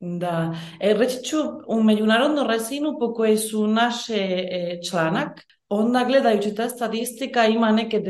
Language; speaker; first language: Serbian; early bilingual, heritage; Bosnian